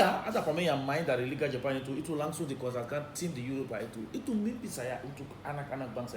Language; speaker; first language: Indonesian; non-native, fluent; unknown